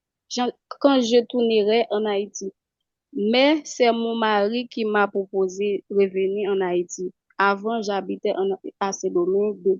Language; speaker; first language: French; non-native, local second language; Haitian Creole